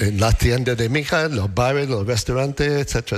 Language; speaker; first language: Spanish; non-native, fluent; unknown